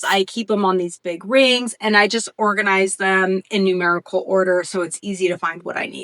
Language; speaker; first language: English; native; English